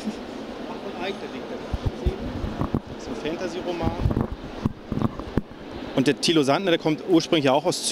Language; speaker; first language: German; native; German